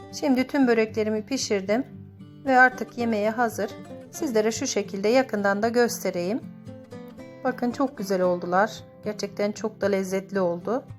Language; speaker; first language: Turkish; native; Turkish